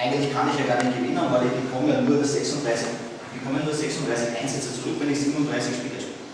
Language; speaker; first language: German; native; German